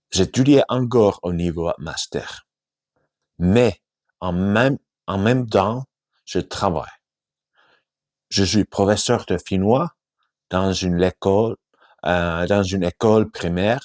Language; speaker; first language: French; non-native, fluent; Finnish